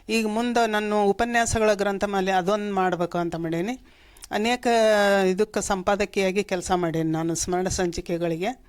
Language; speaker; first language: Kannada; native; Kannada